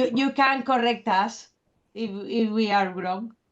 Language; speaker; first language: English; non-native, fluent; Spanish